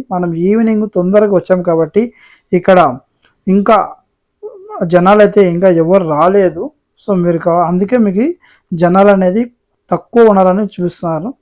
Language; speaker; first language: Telugu; native; Telugu